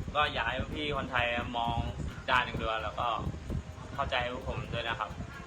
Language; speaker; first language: Thai; non-native, fluent; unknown